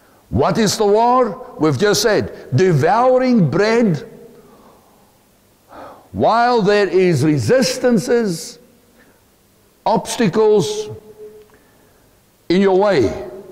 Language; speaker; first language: English; non-native, local second language; Afrikaans